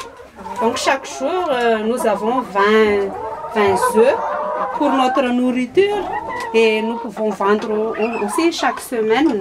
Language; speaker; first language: French; non-native, local second language; Malagasy